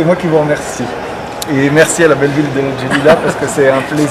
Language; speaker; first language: French; native; French